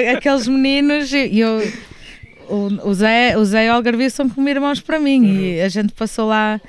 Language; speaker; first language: Portuguese; native; Portuguese